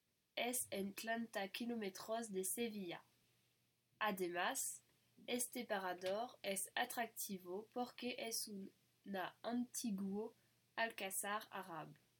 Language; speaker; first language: Spanish; non-native, learner; French